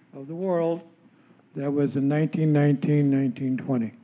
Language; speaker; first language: English; early bilingual, other home language; Spanish